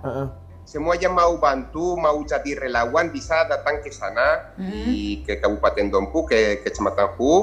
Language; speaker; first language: Indonesian; non-native, fluent; Spanish